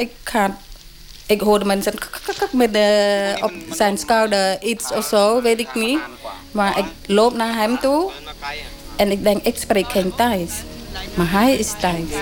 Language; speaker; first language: Dutch; non-native, learner; Khmer